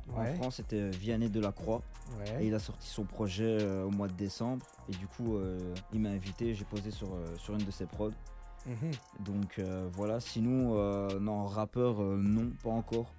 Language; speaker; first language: French; native; French